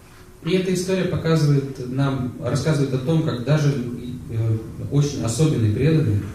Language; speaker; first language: Russian; native; Russian